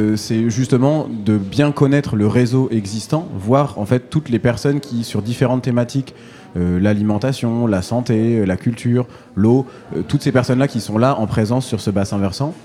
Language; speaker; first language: French; native; French